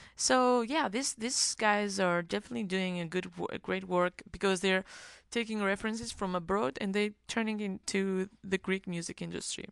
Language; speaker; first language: English; non-native, fluent; Greek